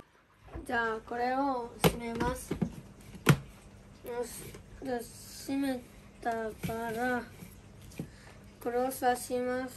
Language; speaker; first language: Japanese; early bilingual, other home language; Russian